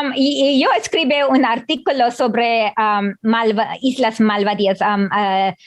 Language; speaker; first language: Spanish; non-native, learner; English